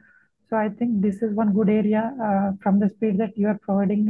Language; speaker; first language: English; non-native, local second language; Telugu